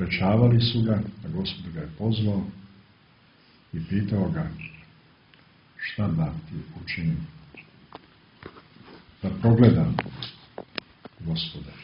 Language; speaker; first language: Croatian; native; Croatian